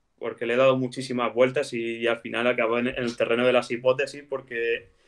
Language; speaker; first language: Spanish; native; Spanish